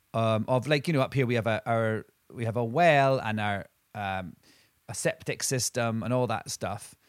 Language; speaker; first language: English; native; English